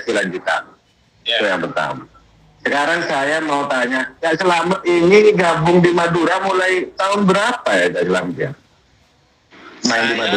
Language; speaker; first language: Indonesian; non-native, local second language; Madurese